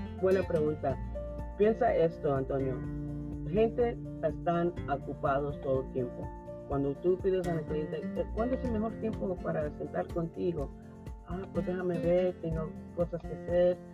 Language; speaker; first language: Spanish; early bilingual, heritage; Spanish